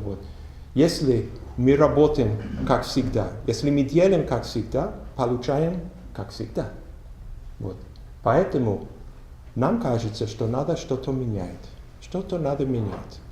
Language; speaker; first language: Russian; non-native, learner; English